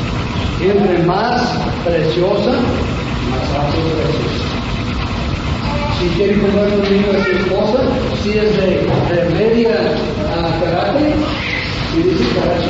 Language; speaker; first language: Spanish; non-native, fluent; English